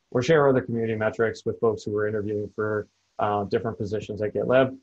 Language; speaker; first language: English; native; English